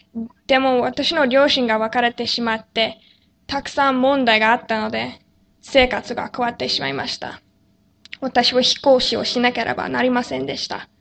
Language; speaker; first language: Japanese; non-native, learner; English